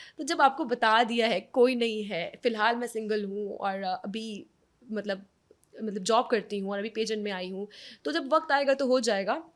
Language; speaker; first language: Urdu; native; Urdu